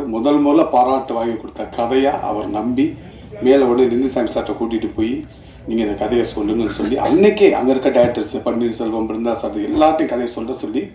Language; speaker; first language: Tamil; native; Tamil